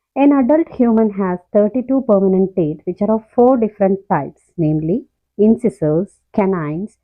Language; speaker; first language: English; non-native, local second language; Malayalam